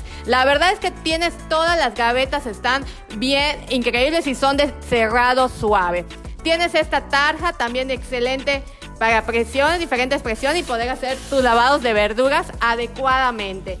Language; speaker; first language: Spanish; native; Spanish